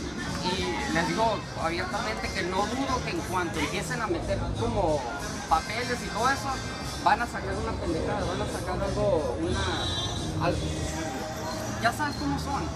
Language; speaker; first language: Spanish; early bilingual, heritage; Spanish